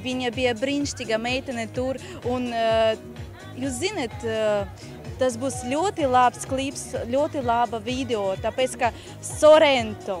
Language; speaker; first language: Latvian; non-native, local second language; Russian